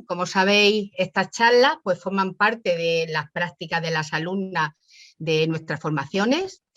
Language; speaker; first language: Spanish; native; Spanish